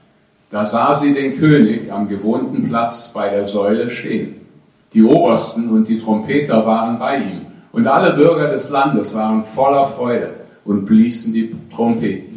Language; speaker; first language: German; native; German